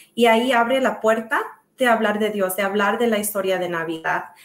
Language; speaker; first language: Spanish; early bilingual, other home language; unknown